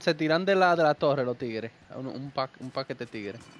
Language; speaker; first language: Spanish; early bilingual, heritage; Spanish